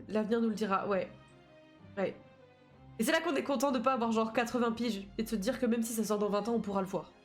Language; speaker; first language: French; native; French